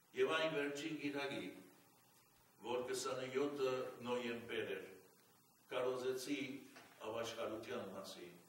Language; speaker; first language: Armenian; early bilingual, heritage; Armenian